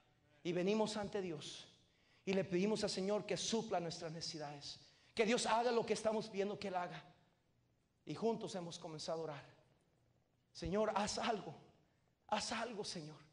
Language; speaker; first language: Spanish; native; Spanish